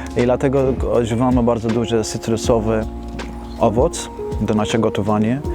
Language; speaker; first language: Polish; non-native, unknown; Arabic